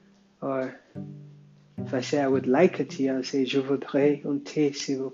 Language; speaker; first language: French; non-native, learner; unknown